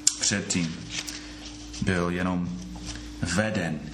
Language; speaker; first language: Czech; non-native, fluent; English